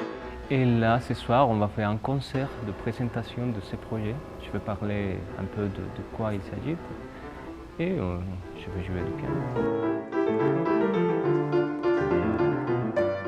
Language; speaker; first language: French; non-native, fluent; Spanish